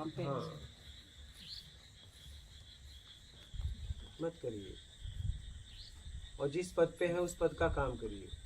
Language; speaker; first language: Hindi; native; Hindi